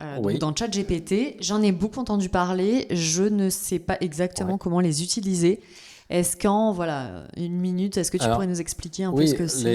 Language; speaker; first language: French; native; French